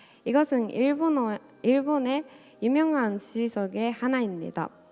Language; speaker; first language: Korean; non-native, fluent; Japanese